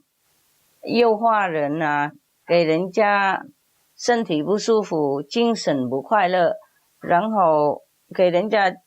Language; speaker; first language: Chinese; non-native, fluent; Vietnamese